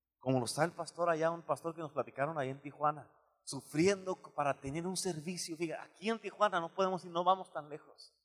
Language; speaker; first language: Spanish; native; Spanish